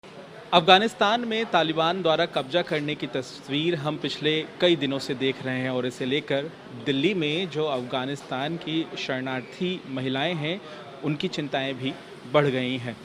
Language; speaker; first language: Hindi; native; Hindi